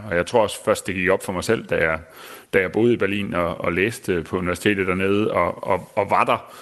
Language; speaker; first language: Danish; native; Danish